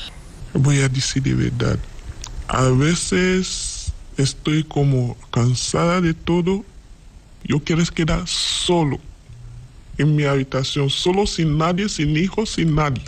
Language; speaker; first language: Spanish; non-native, learner; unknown